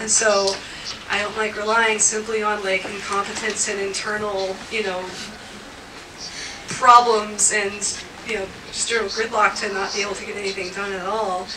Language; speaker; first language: English; native; English